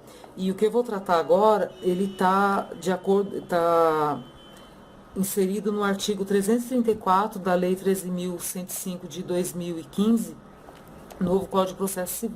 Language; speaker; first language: Portuguese; native; Portuguese